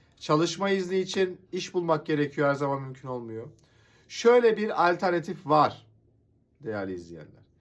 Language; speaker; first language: Turkish; native; Turkish